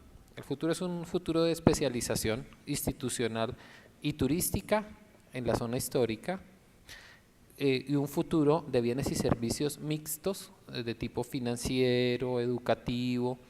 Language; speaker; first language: Spanish; native; Spanish